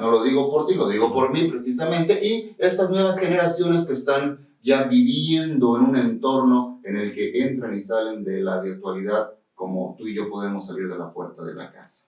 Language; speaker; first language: Spanish; native; Spanish